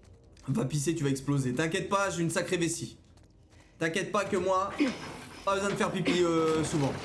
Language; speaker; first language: French; native; French